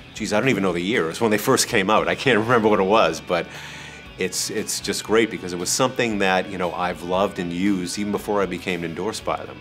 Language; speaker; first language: English; native; English